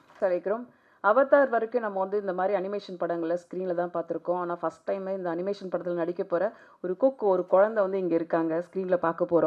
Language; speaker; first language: Tamil; native; Tamil